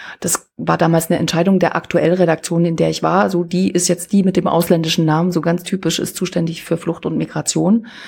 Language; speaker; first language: German; native; German